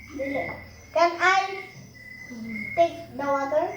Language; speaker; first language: English; non-native, learner; Cebuano